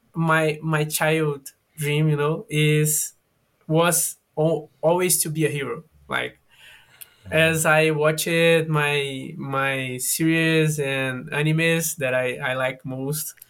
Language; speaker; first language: English; non-native, learner; Portuguese